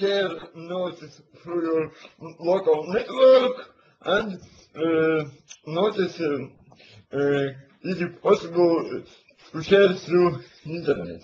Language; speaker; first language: English; non-native, learner; Latvian